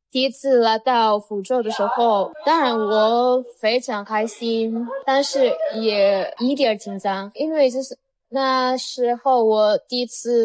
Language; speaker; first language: Chinese; non-native, learner; Indonesian